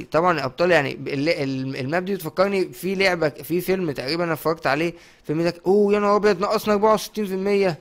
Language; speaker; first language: Arabic; native; Arabic